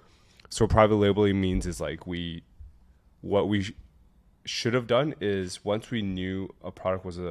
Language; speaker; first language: English; native; English